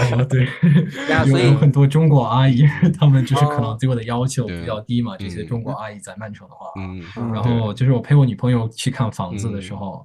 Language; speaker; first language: Chinese; non-native, fluent; English